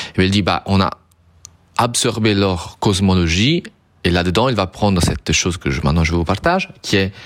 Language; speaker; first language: French; non-native, fluent; Italian